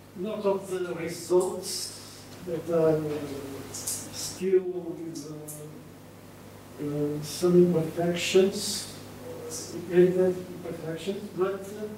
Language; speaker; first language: English; non-native, learner; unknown